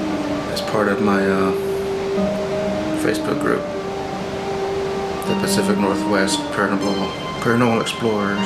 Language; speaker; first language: English; native; English